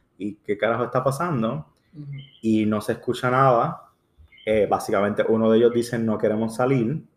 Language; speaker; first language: Spanish; early bilingual, heritage; Spanish